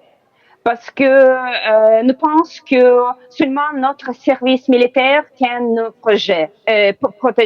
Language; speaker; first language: French; non-native, learner; Ukrainian